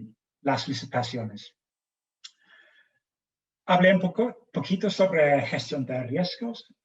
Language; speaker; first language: Spanish; non-native, fluent; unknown